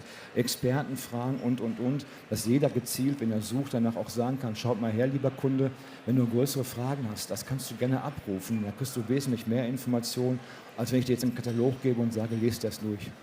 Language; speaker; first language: German; native; German